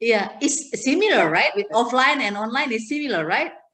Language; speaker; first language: English; non-native, fluent; Indonesian